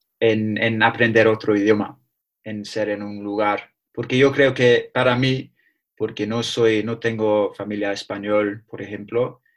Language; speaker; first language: Spanish; non-native, learner; English